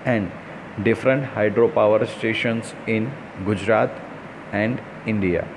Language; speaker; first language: English; non-native, local second language; Gujarati